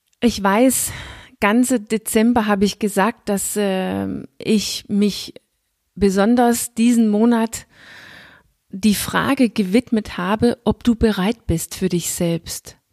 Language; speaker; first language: German; non-native, fluent; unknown